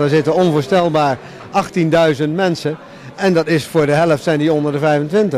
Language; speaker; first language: Dutch; native; Dutch